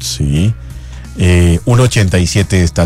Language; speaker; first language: Spanish; native; Spanish